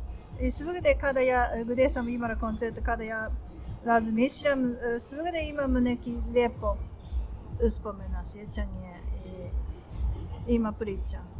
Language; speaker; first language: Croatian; non-native, learner; Japanese